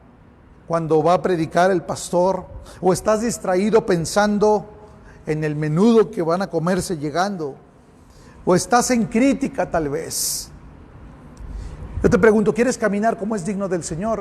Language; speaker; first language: Spanish; native; Spanish